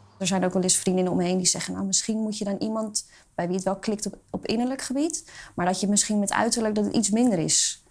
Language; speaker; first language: Dutch; native; Dutch